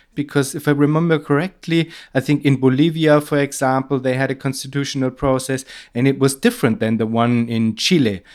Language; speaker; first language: English; non-native, fluent; German